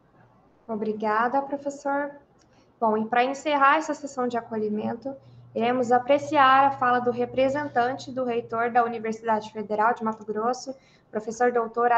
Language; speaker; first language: Portuguese; native; Portuguese